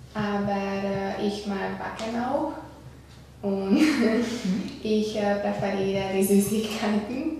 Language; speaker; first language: German; non-native, learner; Hungarian